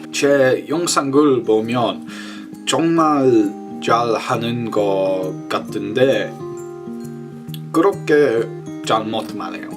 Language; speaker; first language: Korean; non-native, learner; English